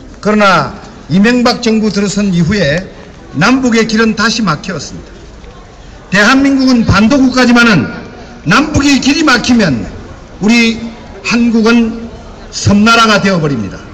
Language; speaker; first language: Korean; native; Korean